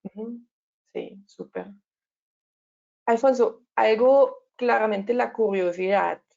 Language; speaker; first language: Spanish; non-native, learner; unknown